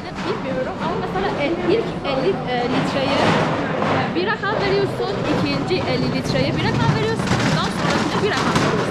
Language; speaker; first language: Turkish; non-native, fluent; Persian